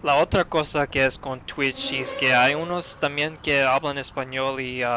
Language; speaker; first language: Spanish; early bilingual, heritage; Spanish